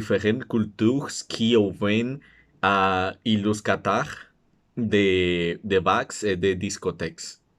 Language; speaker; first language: French; non-native, learner; Spanish